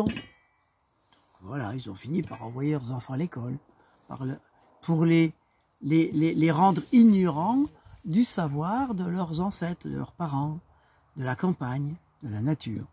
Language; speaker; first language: French; native; French